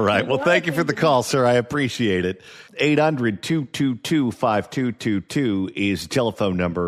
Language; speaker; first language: English; native; English